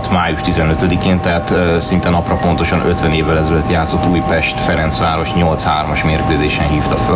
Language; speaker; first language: Hungarian; native; Hungarian